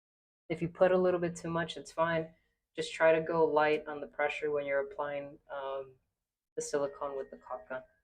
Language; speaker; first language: English; native; English